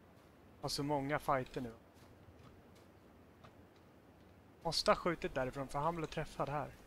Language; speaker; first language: Swedish; native; Swedish